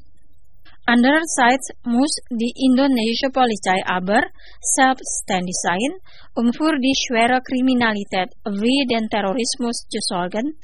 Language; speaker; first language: German; non-native, fluent; Indonesian